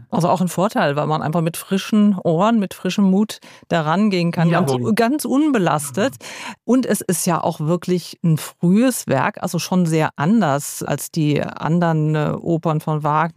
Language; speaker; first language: German; native; German